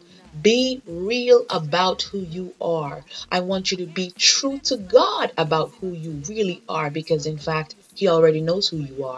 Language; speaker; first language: English; native; English